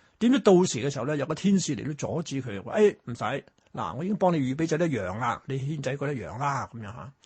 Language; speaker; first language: Cantonese; early bilingual, other home language; Chinese